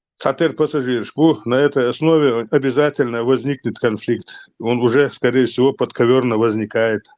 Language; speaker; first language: Russian; non-native, local second language; Chechen